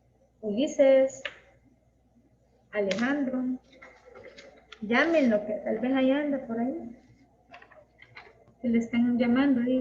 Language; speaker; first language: Spanish; native; Spanish